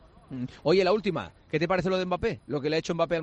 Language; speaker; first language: Spanish; native; Spanish